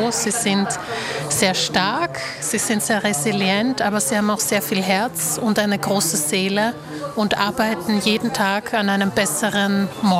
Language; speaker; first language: German; early bilingual, other home language; Slovak